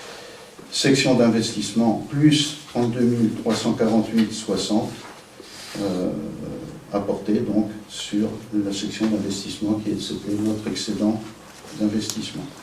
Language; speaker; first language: French; native; French